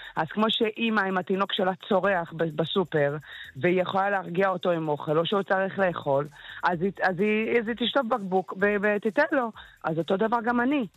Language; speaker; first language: Hebrew; non-native, fluent; Amharic